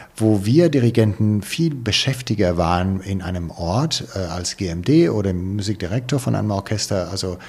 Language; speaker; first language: German; non-native, fluent; Italian